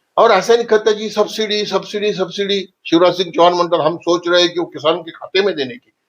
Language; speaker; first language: Hindi; non-native, local second language; Marathi